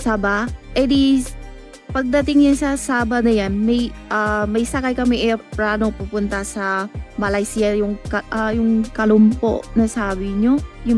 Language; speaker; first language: Filipino; non-native, learner; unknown